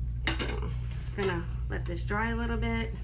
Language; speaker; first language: English; native; English